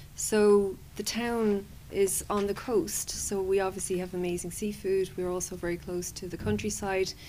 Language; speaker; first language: English; native; English